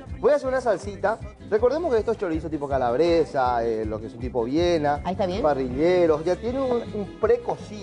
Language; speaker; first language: Spanish; native; Spanish